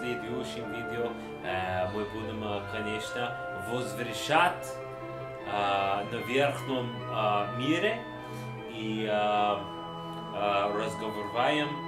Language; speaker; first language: Russian; non-native, learner; English